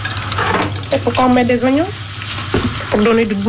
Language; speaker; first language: French; non-native, local second language; Fula